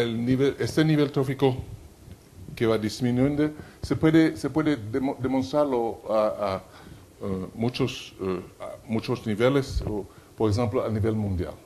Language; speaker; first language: Spanish; non-native, fluent; French